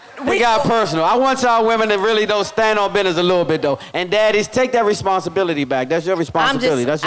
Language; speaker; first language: English; native; English